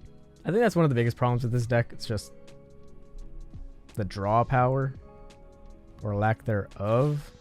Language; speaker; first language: English; native; English